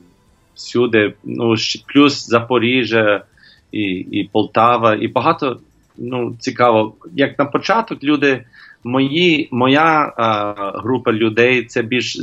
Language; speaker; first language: Ukrainian; non-native, learner; English